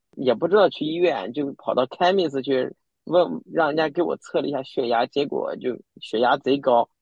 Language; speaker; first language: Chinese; native; Chinese